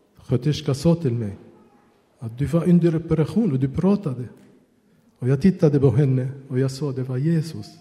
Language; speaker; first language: Swedish; non-native, fluent; Arabic